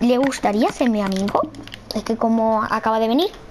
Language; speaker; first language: Spanish; native; Spanish